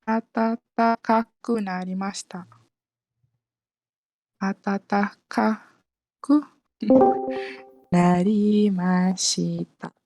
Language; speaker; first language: Japanese; non-native, fluent; Malay